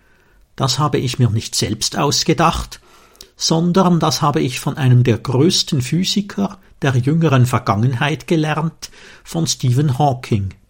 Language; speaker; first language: German; native; German